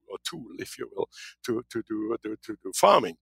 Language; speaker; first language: English; non-native, fluent; German